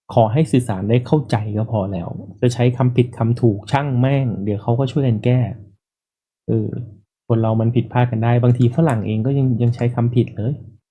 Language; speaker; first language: Thai; native; Thai